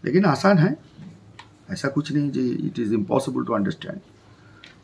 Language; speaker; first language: Hindi; non-native, local second language; Bangla